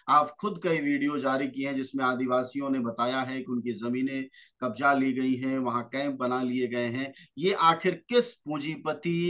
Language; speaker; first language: Hindi; native; Hindi